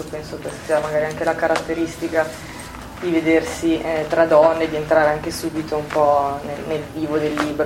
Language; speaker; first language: Italian; native; Italian